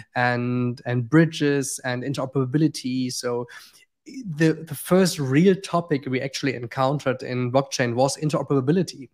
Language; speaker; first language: English; non-native, fluent; German